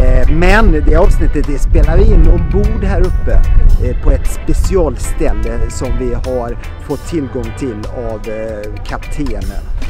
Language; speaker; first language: Swedish; native; Swedish